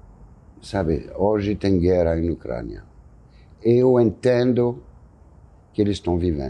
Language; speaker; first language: Portuguese; non-native, fluent; French